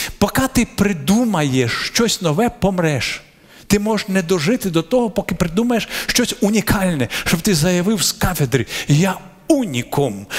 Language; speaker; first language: Ukrainian; non-native, local second language; Russian